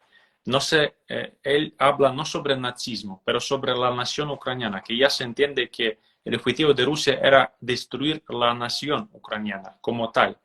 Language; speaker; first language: Spanish; non-native, fluent; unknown